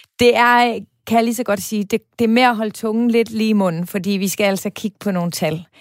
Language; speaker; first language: Danish; native; Danish